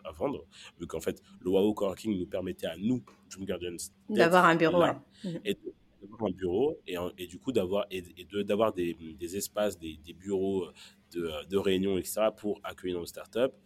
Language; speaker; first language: French; non-native, local second language; Kinyarwanda